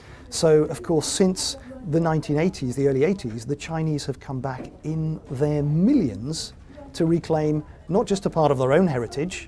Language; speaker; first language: English; native; English